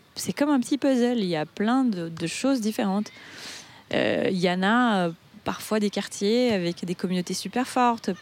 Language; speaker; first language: French; non-native, fluent; Portuguese